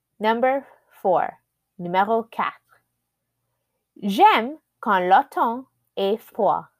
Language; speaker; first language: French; non-native, fluent; English